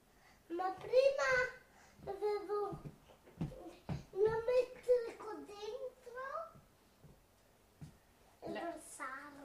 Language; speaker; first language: Italian; early bilingual, heritage; Italian